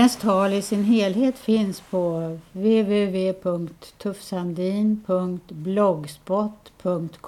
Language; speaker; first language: Swedish; native; Swedish